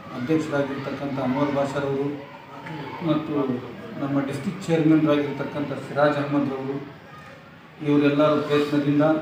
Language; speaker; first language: Kannada; non-native, local second language; Urdu